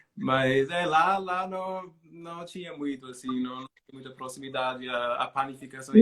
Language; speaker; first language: Portuguese; non-native, fluent; German